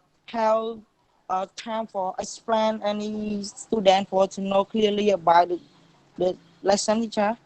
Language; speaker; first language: English; non-native, learner; Khmer